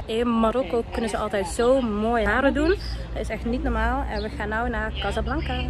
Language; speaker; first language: Dutch; early bilingual, other home language; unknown